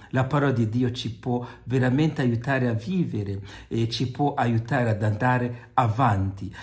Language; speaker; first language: Italian; non-native, fluent; Kinyarwanda